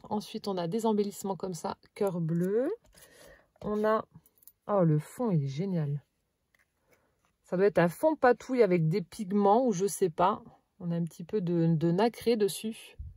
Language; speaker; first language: French; native; French